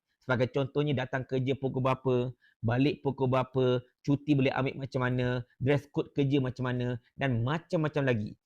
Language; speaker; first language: Malay; native; Malay